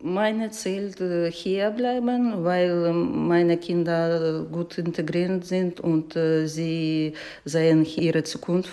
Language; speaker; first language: German; non-native, learner; Ukrainian